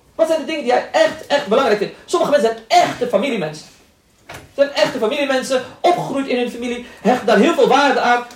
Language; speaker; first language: Dutch; early bilingual, other home language; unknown